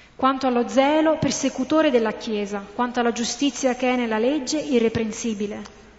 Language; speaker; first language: Italian; non-native, fluent; English